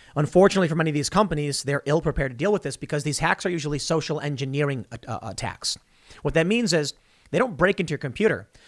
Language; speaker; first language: English; native; English